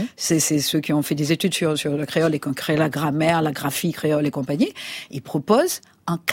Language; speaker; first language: French; native; French